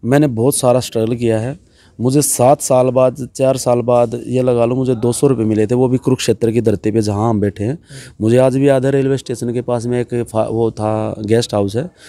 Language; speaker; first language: Hindi; native; Hindi